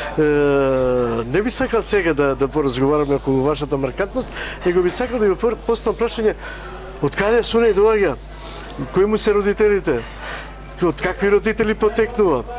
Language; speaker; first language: Macedonian; non-native, local second language; Romany